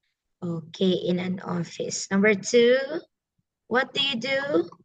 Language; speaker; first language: English; non-native, fluent; Filipino